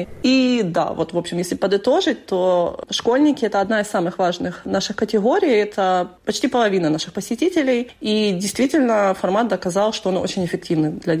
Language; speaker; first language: Russian; native; Russian